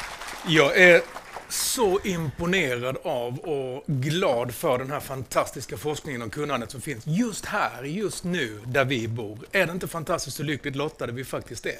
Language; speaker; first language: Swedish; native; Swedish